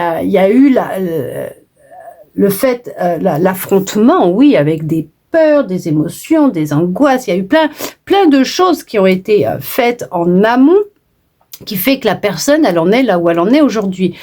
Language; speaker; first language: French; native; French